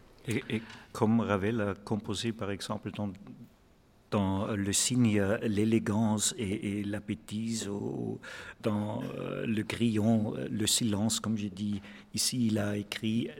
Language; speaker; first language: French; non-native, fluent; German